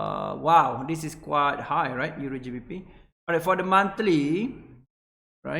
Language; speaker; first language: English; non-native, local second language; Malay